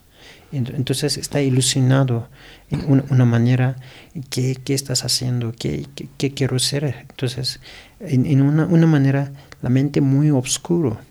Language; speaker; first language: Spanish; non-native, learner; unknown